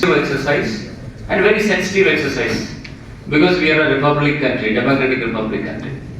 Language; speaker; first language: English; non-native, local second language; Telugu